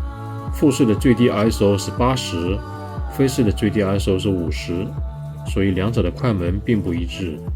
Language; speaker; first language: Chinese; native; Chinese